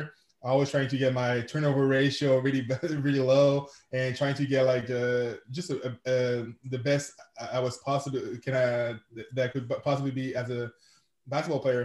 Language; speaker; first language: English; non-native, fluent; French